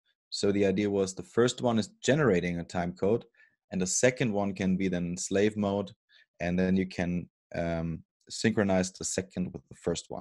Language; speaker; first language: English; non-native, fluent; German